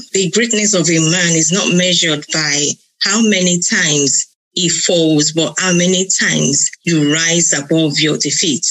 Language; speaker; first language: English; non-native, local second language; Yoruba